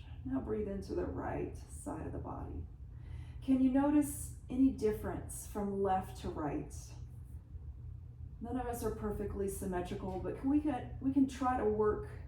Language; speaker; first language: English; native; English